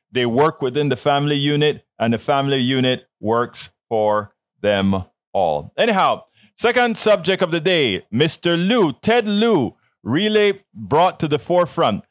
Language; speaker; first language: English; non-native, fluent; Spanish